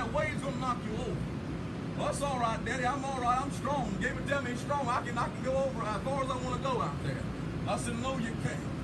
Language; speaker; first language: English; native; English